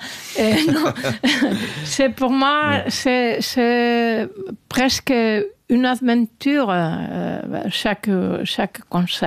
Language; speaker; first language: French; non-native, learner; Spanish